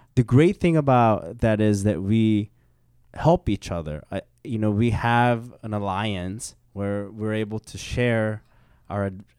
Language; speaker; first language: English; early bilingual, other home language; Korean